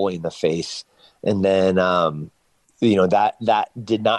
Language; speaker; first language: English; native; English